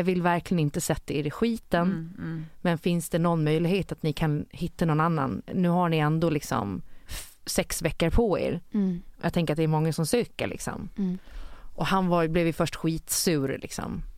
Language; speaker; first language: Swedish; native; Swedish